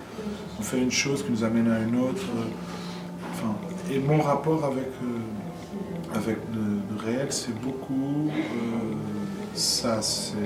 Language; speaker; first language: French; non-native, fluent; Portuguese